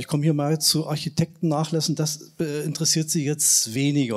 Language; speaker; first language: German; native; German